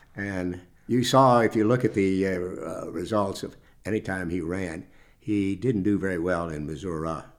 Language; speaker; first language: English; native; English